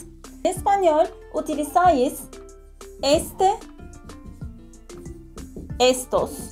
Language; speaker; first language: Spanish; non-native, fluent; Turkish